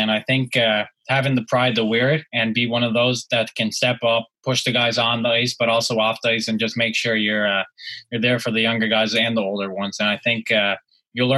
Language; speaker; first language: English; native; English